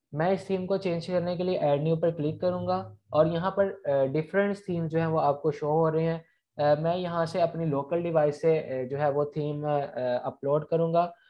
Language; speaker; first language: Urdu; non-native, local second language; Punjabi